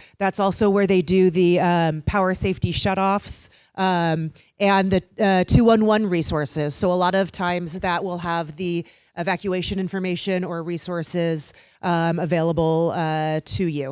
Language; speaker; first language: English; native; English